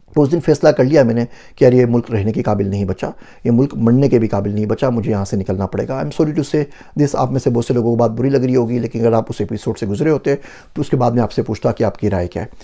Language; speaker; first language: Urdu; native; Urdu